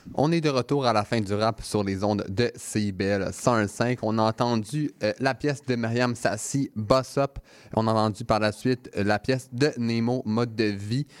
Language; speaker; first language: French; native; French